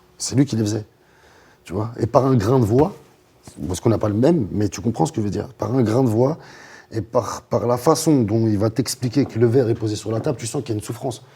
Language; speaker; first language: French; native; French